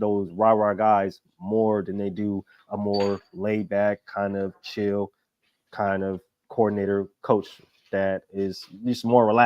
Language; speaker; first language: English; native; English